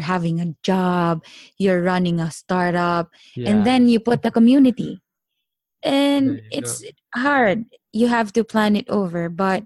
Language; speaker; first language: English; non-native, local second language; Filipino